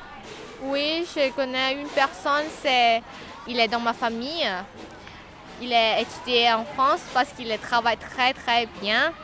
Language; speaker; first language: French; non-native, learner; Lao